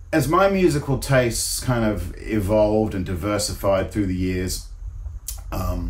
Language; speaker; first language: English; native; English